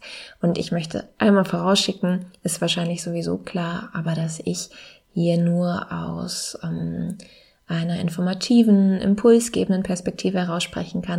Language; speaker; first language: German; native; German